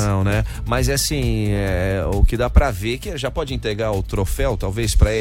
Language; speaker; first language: Portuguese; native; Portuguese